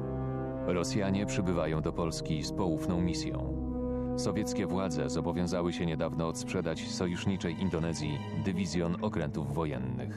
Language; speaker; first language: Polish; native; Polish